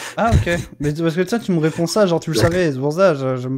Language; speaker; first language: French; native; French